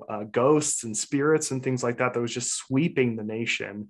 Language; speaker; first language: English; native; English